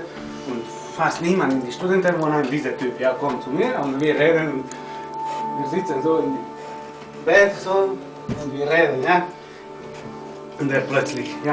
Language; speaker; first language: German; non-native, learner; Slovak